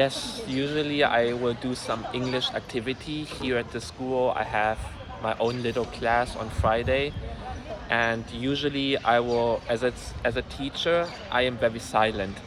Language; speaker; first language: English; non-native, fluent; German